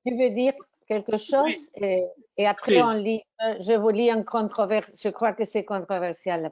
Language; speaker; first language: French; non-native, fluent; Spanish